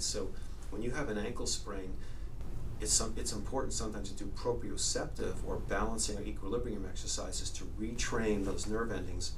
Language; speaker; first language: English; native; English